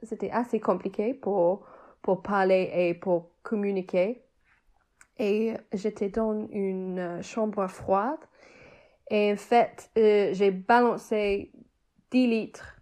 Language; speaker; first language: French; non-native, fluent; English